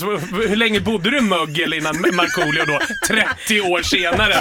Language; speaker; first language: Swedish; native; Swedish